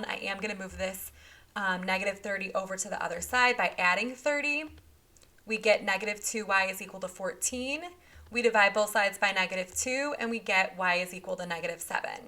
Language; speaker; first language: English; native; English